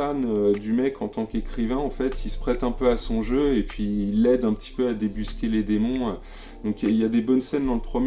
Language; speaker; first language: French; native; French